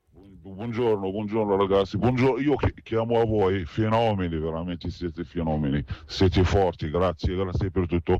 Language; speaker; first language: Italian; non-native, fluent; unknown